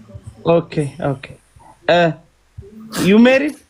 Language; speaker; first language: English; non-native, learner; Oromo